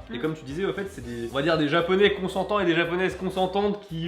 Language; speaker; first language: French; native; French